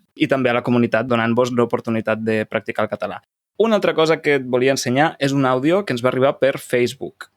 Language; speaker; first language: Catalan; native; Catalan